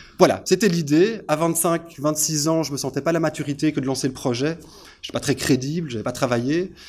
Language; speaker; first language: French; native; French